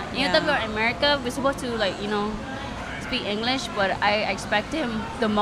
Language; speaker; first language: English; non-native, learner; Thai